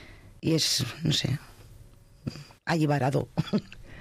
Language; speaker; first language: Catalan; non-native, local second language; Spanish